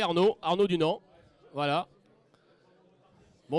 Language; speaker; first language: French; native; French